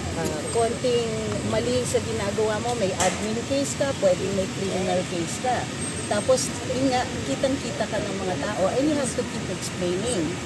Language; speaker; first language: Filipino; native; Filipino